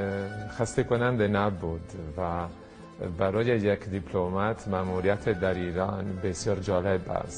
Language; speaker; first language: Persian; non-native, fluent; Italian